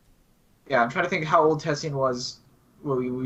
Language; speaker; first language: English; native; English